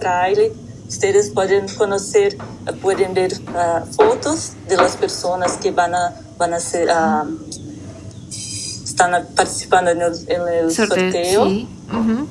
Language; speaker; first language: Portuguese; non-native, learner; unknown